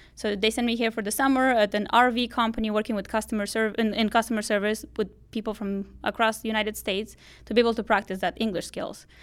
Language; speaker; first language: English; non-native, fluent; Romanian